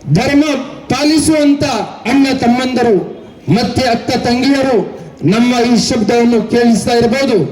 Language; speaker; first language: Urdu; native; Urdu